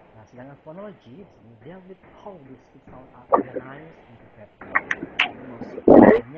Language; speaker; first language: English; non-native, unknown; Indonesian